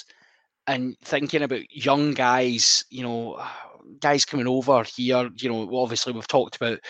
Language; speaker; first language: English; native; English